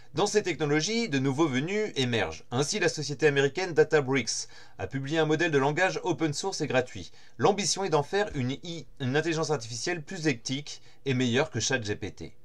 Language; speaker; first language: French; native; French